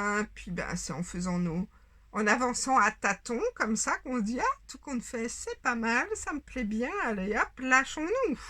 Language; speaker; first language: French; native; French